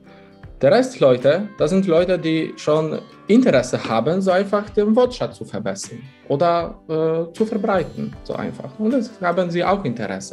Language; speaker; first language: German; non-native, fluent; Polish